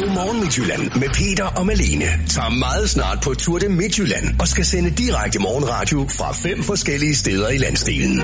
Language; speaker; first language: Danish; native; Danish